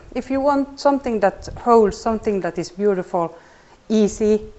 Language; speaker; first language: English; non-native, fluent; Finnish